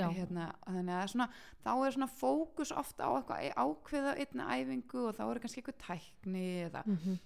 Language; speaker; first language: Icelandic; early bilingual, heritage; Icelandic